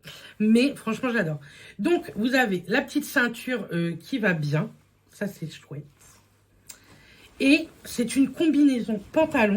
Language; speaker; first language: French; native; French